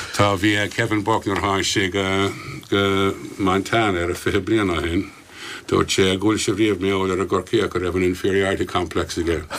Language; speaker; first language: Irish; non-native, local second language; English